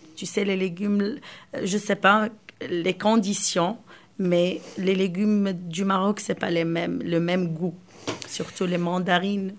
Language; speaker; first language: French; non-native, local second language; Arabic